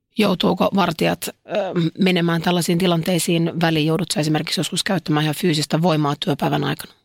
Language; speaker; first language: Finnish; native; Finnish